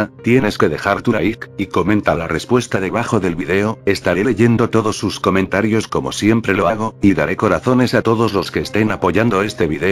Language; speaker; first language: Spanish; native; Spanish